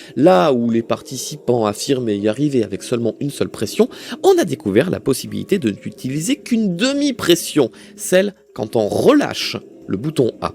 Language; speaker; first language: French; native; French